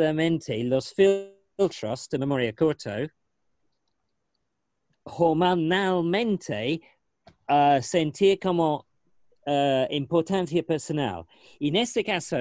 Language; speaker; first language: Spanish; non-native, learner; English